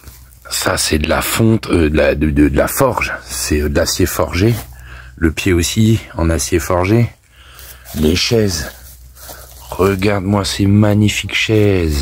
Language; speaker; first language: French; native; French